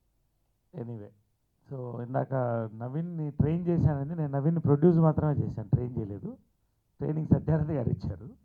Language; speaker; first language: Telugu; native; Telugu